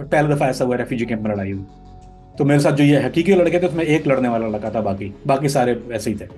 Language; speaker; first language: Urdu; native; Urdu